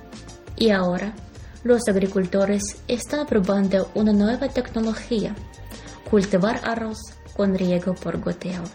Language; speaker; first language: Spanish; non-native, fluent; Ukrainian